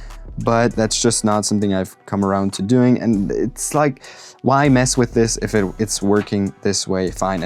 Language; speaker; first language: English; non-native, fluent; German